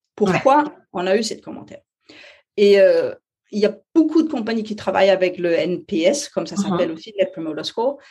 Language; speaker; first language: French; non-native, fluent; Danish